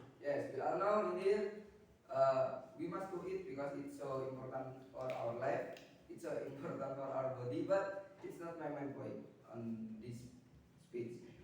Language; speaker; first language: English; non-native, learner; Indonesian